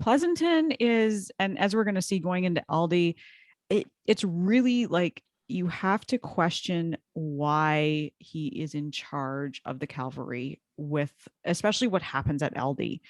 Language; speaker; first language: English; native; English